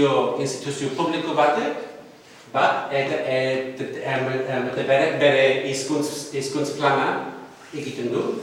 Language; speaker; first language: Basque; non-native, fluent; Welsh